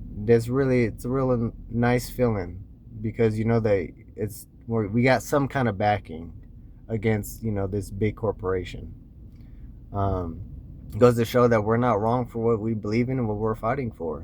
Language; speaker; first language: English; native; English